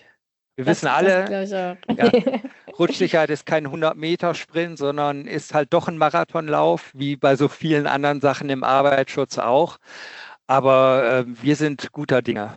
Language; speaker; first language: German; native; German